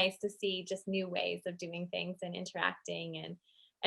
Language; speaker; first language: English; native; English